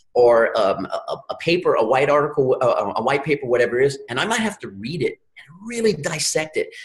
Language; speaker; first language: English; native; English